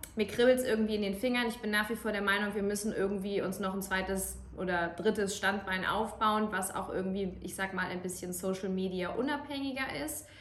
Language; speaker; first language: German; native; German